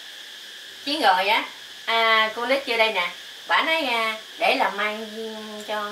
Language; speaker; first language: Vietnamese; native; Vietnamese